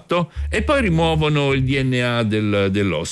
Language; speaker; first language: Italian; native; Italian